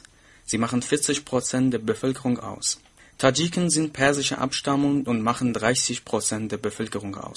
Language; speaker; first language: German; non-native, fluent; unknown